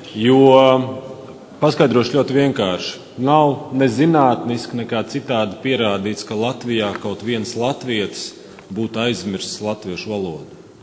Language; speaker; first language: Latvian; native; Latvian